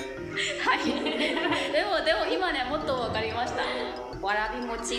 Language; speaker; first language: Japanese; non-native, learner; Burmese